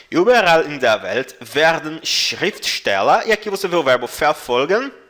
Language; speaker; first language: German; non-native, fluent; Portuguese